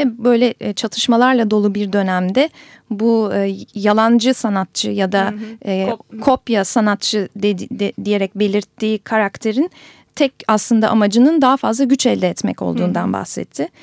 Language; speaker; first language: Turkish; native; Turkish